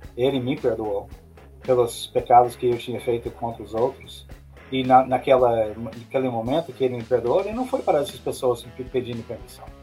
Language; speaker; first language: Portuguese; non-native, fluent; English